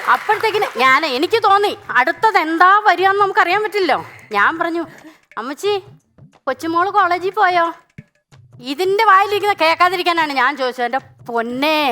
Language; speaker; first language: Malayalam; native; Malayalam